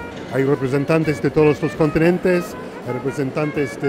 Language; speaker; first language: Spanish; non-native, learner; English